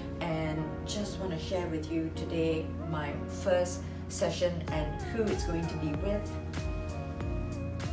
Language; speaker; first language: English; native; English